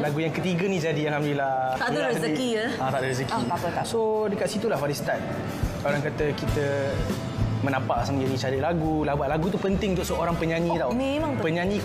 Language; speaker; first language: Malay; native; Malay